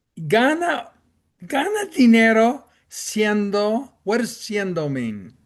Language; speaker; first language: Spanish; non-native, fluent; English